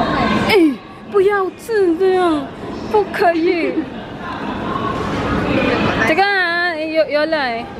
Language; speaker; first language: Chinese; non-native, learner; Filipino